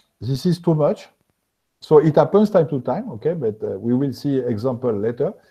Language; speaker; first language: English; non-native, fluent; French